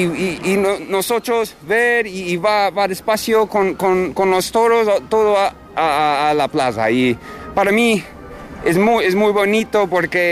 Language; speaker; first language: Spanish; non-native, learner; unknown